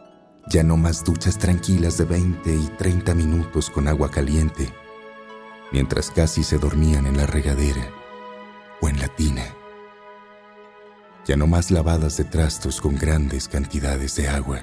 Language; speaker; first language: Spanish; native; Spanish